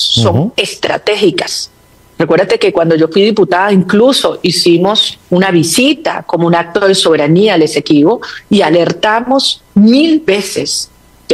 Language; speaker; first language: Spanish; native; Spanish